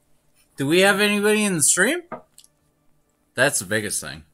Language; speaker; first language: English; native; English